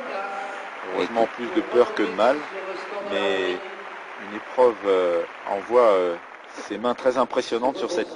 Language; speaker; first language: French; native; French